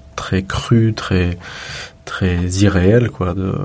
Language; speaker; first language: French; native; French